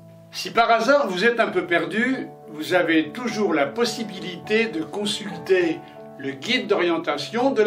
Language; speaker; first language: French; native; French